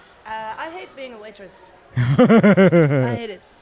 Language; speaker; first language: English; non-native, fluent; Swedish